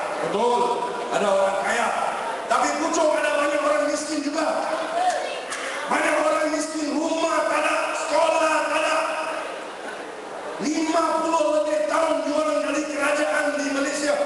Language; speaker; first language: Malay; non-native, local second language; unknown